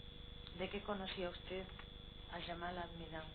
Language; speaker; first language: Spanish; native; Spanish